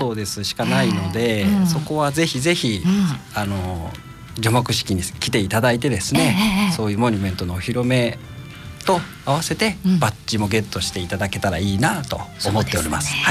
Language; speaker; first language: Japanese; native; Japanese